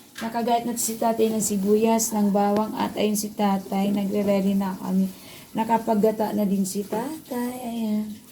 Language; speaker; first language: Filipino; non-native, local second language; Bikol